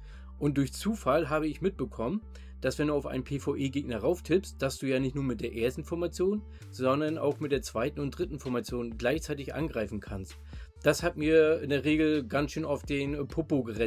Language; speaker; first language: German; native; German